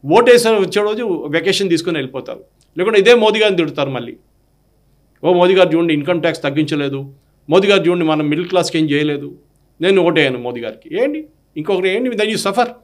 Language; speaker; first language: Telugu; non-native, local second language; Malayalam